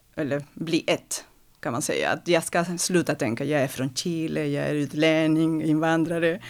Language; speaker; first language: Swedish; non-native, fluent; Spanish